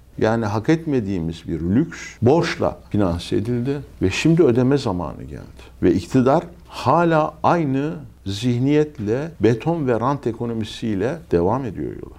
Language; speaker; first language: Turkish; native; Turkish